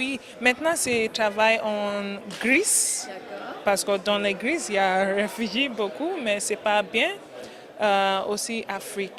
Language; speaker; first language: French; non-native, learner; English